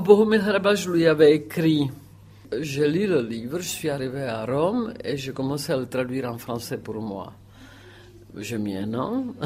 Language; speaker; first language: French; non-native, fluent; Czech